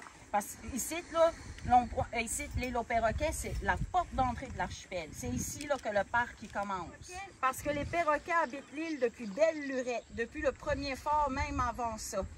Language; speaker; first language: French; native; French